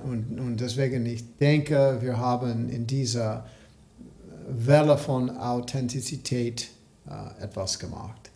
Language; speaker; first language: German; non-native, learner; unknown